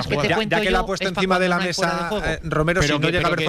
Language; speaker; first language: Spanish; native; Spanish